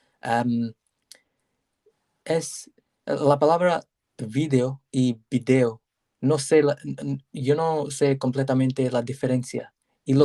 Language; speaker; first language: Spanish; non-native, learner; English